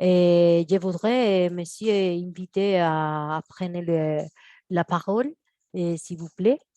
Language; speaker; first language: French; non-native, fluent; Spanish